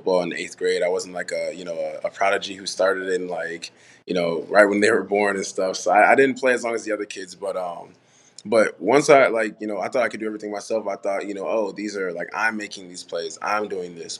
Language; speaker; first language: English; native; English